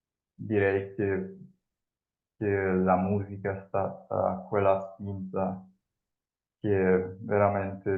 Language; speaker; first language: Italian; non-native, fluent; Spanish